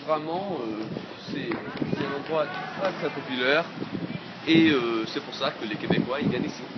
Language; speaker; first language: French; non-native, fluent; English